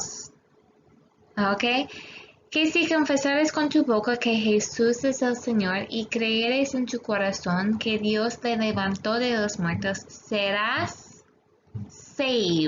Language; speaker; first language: Spanish; non-native, fluent; English